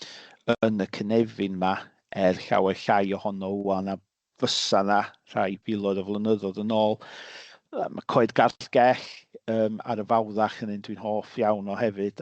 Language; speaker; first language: Welsh; native; Welsh